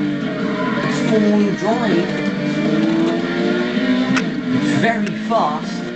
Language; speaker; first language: English; non-native, fluent; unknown